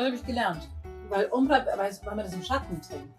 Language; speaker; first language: German; native; German